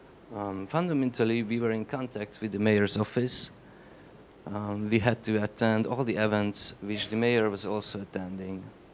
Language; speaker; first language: English; non-native, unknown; Hungarian